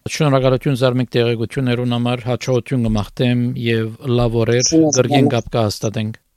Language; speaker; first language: Armenian; early bilingual, heritage; Armenian